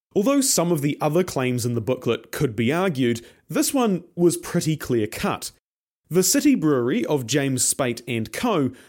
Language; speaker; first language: English; native; English